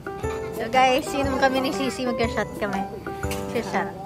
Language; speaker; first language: Filipino; native; Filipino